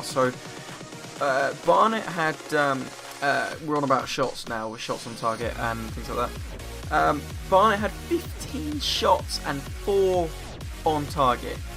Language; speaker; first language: English; native; English